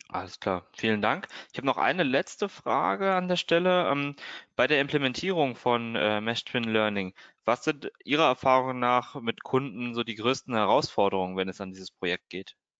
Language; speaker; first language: German; native; German